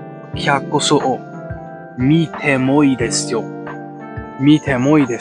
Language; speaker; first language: Japanese; non-native, learner; English